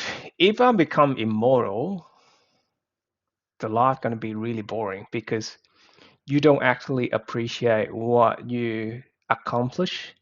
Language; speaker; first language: English; non-native, fluent; Vietnamese